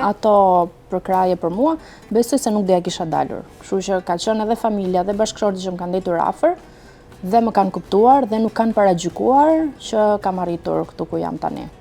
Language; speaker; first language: Albanian; early bilingual, heritage; Albanian